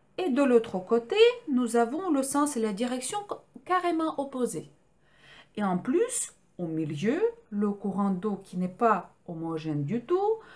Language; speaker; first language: French; non-native, fluent; Ukrainian